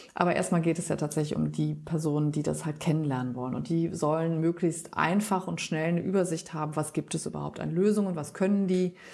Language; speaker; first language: German; native; German